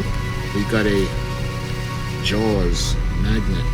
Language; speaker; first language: English; native; English